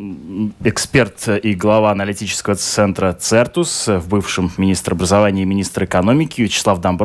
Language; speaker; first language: Russian; native; Russian